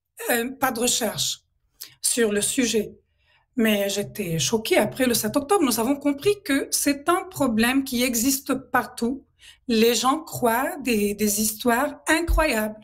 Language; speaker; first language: French; non-native, local second language; Arabic